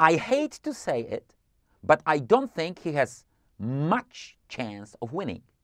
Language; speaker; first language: English; non-native, fluent; Polish